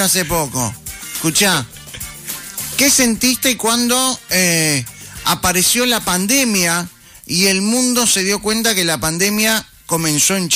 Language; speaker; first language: Spanish; native; Spanish